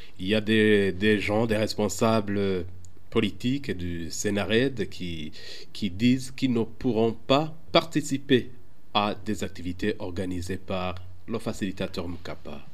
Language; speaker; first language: French; non-native, local second language; Rundi